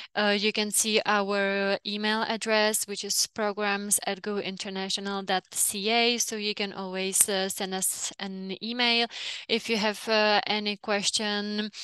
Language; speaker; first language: English; non-native, fluent; Czech